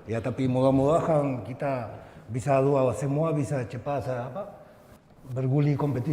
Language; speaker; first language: Indonesian; non-native, learner; Spanish